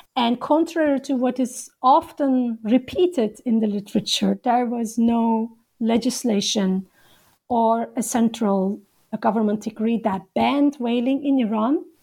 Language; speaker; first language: English; non-native, fluent; Turkish